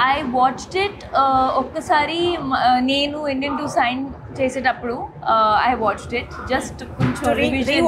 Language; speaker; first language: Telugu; non-native, fluent; Hindi